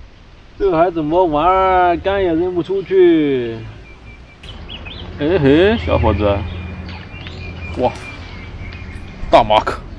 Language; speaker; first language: Chinese; native; Chinese